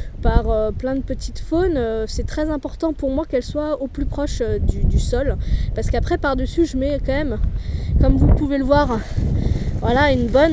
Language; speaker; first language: French; native; French